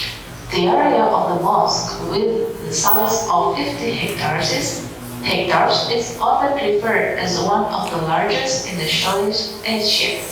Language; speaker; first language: English; non-native, local second language; Indonesian